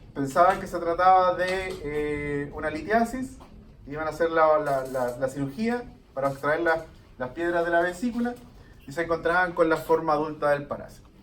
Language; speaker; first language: Spanish; native; Spanish